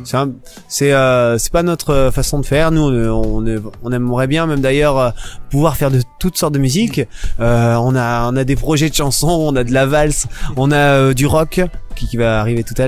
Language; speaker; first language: French; native; French